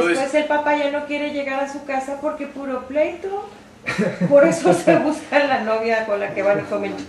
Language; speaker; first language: Spanish; native; Spanish